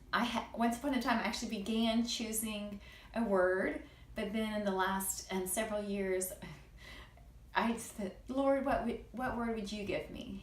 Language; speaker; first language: English; native; English